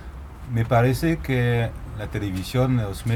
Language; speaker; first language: Spanish; non-native, learner; French